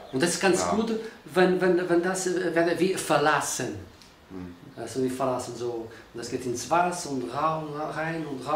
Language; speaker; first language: German; non-native, learner; Portuguese